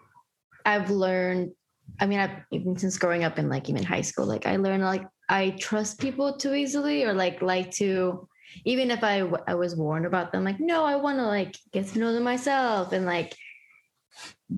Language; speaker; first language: English; early bilingual, other home language; Spanish